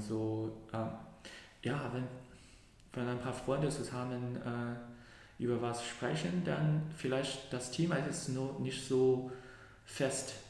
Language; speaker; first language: German; non-native, learner; Cantonese